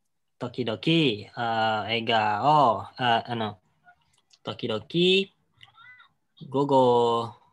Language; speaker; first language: Japanese; non-native, learner; Indonesian